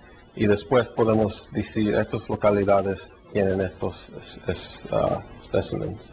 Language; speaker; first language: Spanish; early bilingual, heritage; Spanish